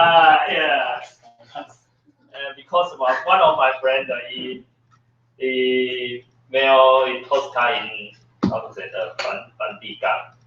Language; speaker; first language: English; non-native, learner; Chinese